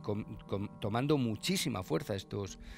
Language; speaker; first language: Spanish; native; Spanish